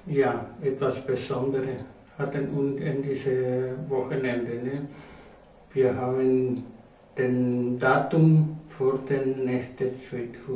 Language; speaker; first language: German; non-native, learner; Spanish